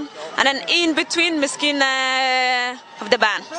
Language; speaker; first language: Dutch; non-native, learner; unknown